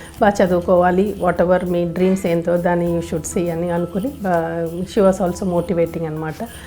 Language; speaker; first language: Telugu; native; Telugu